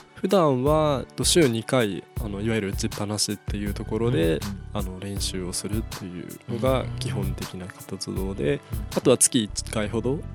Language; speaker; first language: Japanese; native; Japanese